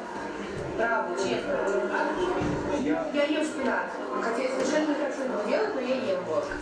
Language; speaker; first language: Russian; native; Russian